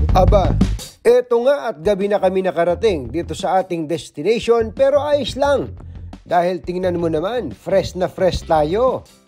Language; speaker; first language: Filipino; native; Filipino